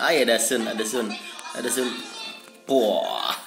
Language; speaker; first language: Indonesian; native; Indonesian